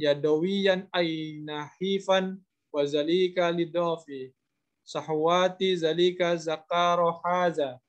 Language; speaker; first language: Arabic; non-native, learner; Indonesian